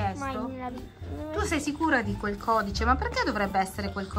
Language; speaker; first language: Italian; native; Italian